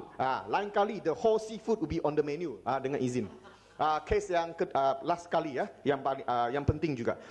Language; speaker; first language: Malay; non-native, local second language; Chinese